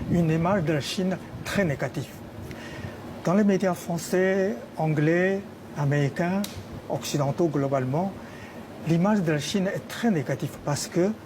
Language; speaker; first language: French; non-native, fluent; Chinese